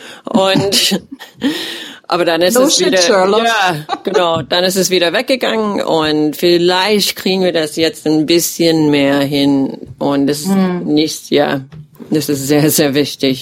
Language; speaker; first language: German; non-native, fluent; English